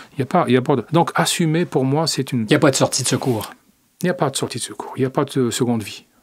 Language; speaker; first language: French; non-native, local second language; Arabic